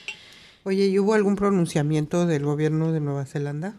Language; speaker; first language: Spanish; native; Spanish